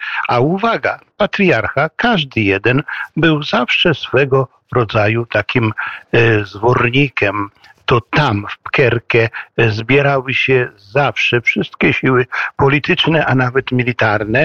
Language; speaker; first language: Polish; native; Polish